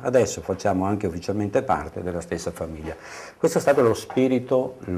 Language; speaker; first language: Italian; native; Italian